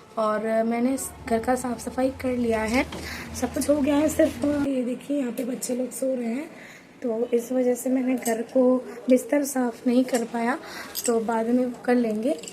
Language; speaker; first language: Hindi; non-native, local second language; Bangla